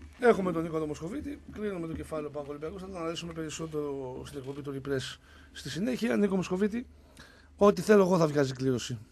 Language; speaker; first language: Greek; native; Greek